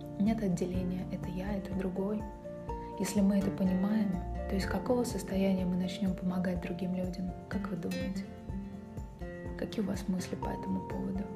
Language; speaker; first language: Russian; native; Russian